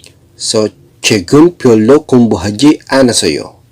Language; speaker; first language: Korean; non-native, learner; Filipino